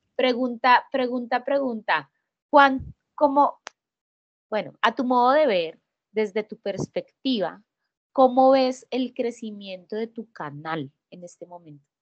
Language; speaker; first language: Spanish; native; Spanish